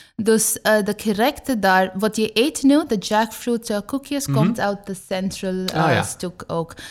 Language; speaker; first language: Dutch; non-native, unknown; Bangla